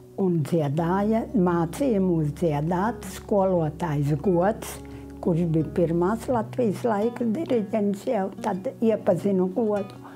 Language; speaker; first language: Latvian; native; Latvian